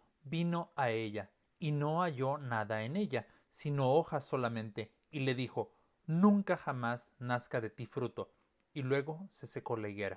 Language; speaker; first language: Spanish; native; Spanish